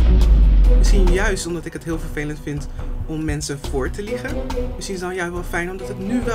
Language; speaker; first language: Dutch; native; Dutch